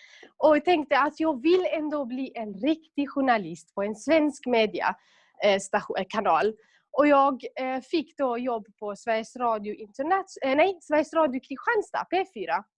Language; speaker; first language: Swedish; non-native, local second language; Kurdish